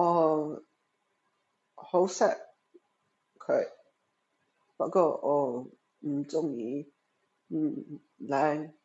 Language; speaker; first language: Cantonese; early bilingual, heritage; Cantonese